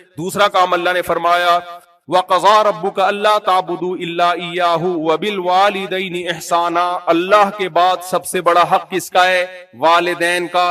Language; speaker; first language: Urdu; native; Urdu